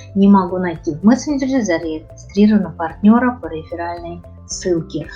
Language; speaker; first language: Russian; non-native, local second language; Kazakh